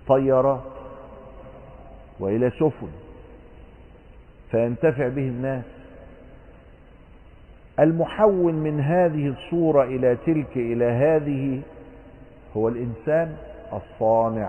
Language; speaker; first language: Arabic; native; Arabic